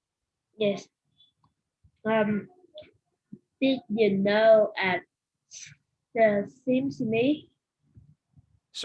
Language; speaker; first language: English; non-native, learner; Vietnamese